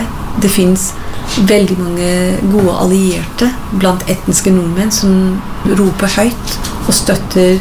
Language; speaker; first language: Norwegian; non-native, fluent; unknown